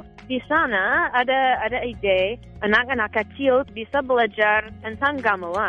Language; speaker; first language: Indonesian; non-native, fluent; English